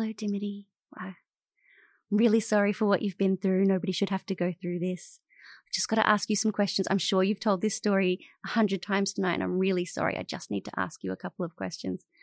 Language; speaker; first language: English; native; English